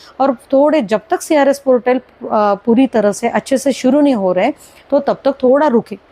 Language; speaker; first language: Hindi; non-native, local second language; Marathi